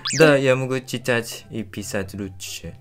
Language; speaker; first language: Russian; non-native, learner; Japanese